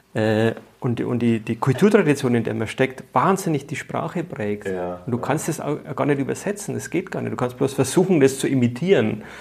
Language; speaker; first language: German; native; German